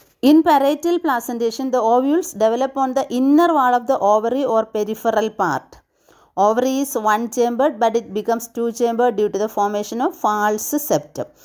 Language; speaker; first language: English; non-native, local second language; Malayalam